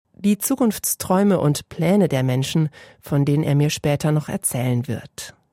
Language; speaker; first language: German; native; German